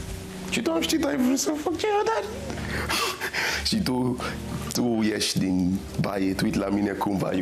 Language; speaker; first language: Romanian; non-native, learner; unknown